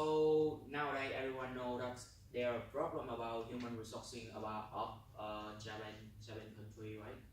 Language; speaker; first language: English; non-native, learner; Vietnamese